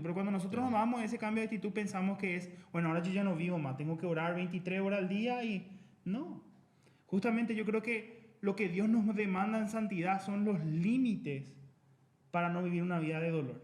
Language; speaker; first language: Spanish; native; Spanish